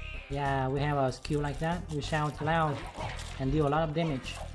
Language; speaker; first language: English; non-native, fluent; Vietnamese